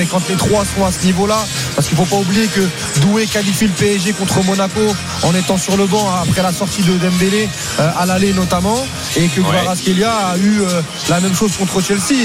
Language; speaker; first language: French; native; French